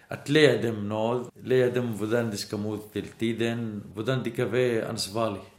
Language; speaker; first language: Danish; non-native, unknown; Arabic